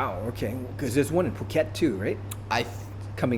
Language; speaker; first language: English; early bilingual, other home language; Thai